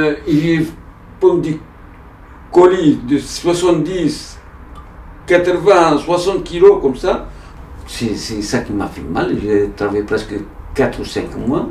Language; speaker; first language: French; non-native, learner; Arabic